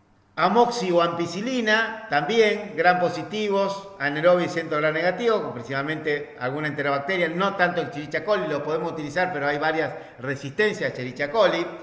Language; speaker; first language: Spanish; native; Spanish